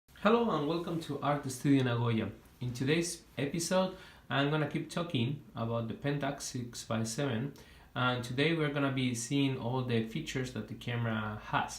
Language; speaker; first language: English; non-native, fluent; Spanish